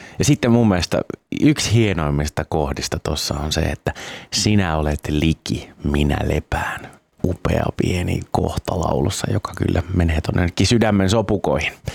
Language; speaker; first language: Finnish; native; Finnish